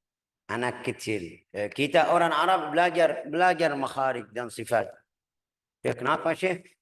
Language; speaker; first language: Indonesian; non-native, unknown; Arabic